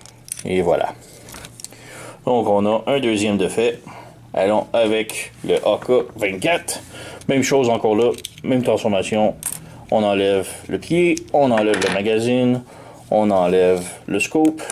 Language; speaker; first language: French; native; French